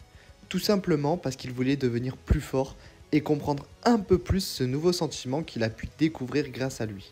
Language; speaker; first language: French; native; French